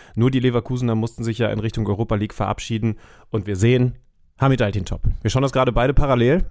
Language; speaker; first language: German; native; German